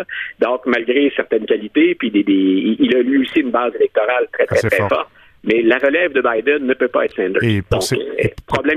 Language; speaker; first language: French; native; French